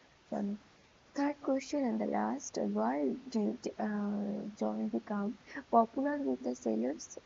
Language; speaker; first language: English; non-native, local second language; Bangla